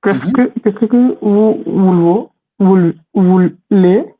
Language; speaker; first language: French; non-native, learner; Hindi